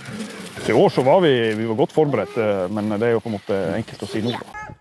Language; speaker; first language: Norwegian; native; Norwegian